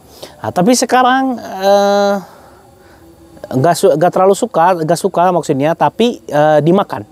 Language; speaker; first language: Indonesian; non-native, fluent; Arabic